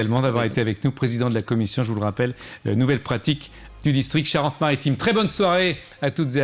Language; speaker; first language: French; native; French